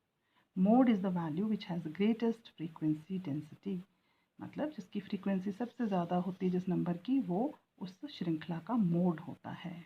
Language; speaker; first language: Hindi; native; Hindi